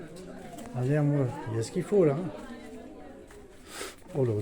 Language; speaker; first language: French; native; French